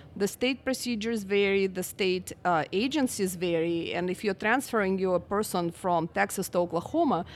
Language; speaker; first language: English; non-native, fluent; Russian